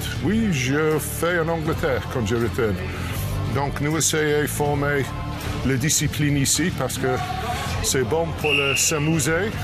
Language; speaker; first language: French; non-native, learner; English